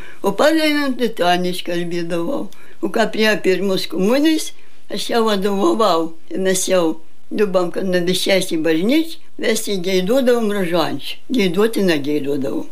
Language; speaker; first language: Lithuanian; native; Lithuanian